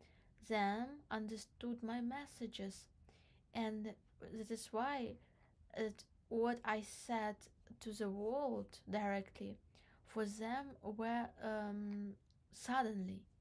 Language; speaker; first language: English; non-native, learner; Crimean Tatar